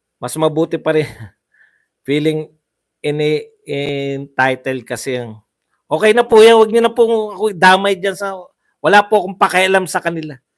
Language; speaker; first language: Filipino; non-native, local second language; Cebuano